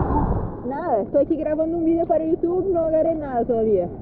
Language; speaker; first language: Spanish; non-native, fluent; Portuguese